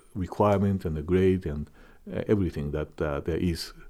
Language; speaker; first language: English; non-native, fluent; Japanese